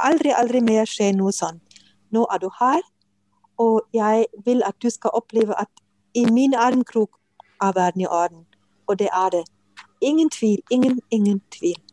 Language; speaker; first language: Norwegian; non-native, fluent; German